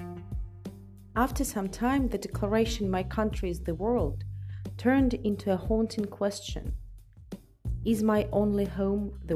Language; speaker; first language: English; non-native, fluent; Russian